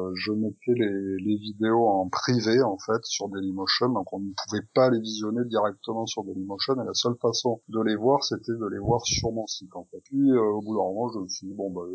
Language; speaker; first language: French; native; French